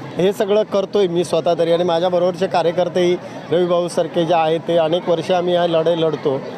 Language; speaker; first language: Marathi; native; Marathi